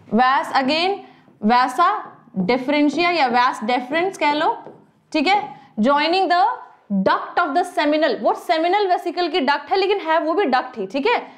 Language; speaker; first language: Hindi; native; Hindi